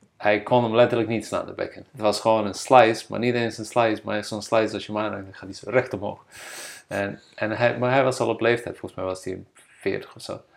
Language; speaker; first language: Dutch; non-native, fluent; Bosnian